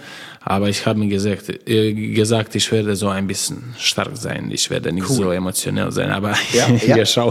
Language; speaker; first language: German; non-native, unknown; Croatian